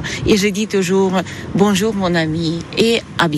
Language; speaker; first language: French; non-native, learner; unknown